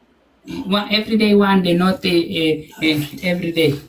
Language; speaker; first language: English; non-native, learner; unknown